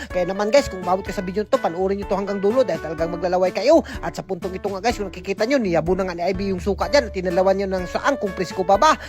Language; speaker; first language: Filipino; non-native, local second language; Cebuano